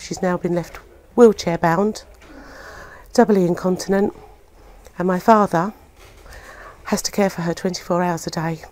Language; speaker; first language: English; native; English